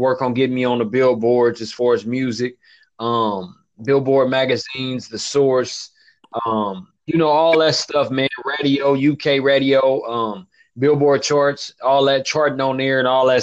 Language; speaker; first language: English; native; English